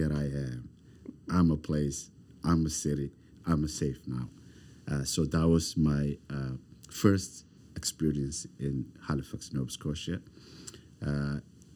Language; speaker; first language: English; non-native, fluent; Somali